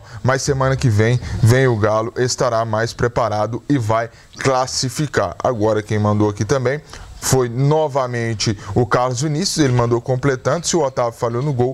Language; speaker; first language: Portuguese; native; Portuguese